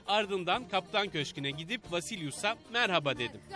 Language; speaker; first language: Turkish; native; Turkish